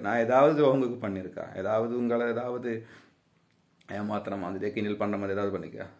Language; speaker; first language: Tamil; non-native, learner; Malayalam